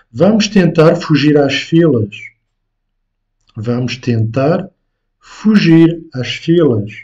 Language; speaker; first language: Portuguese; non-native, fluent; French